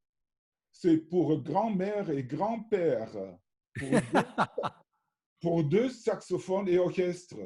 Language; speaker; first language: French; non-native, learner; German